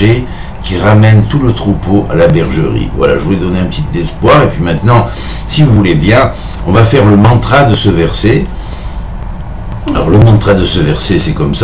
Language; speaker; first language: French; native; French